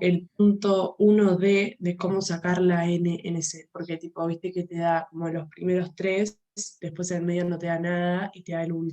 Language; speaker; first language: Spanish; native; Spanish